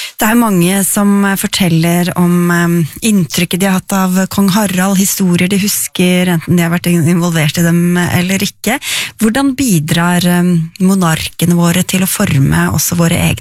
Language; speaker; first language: Norwegian; native; Norwegian